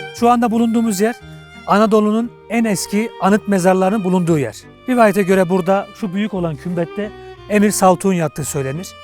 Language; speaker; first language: Turkish; native; Turkish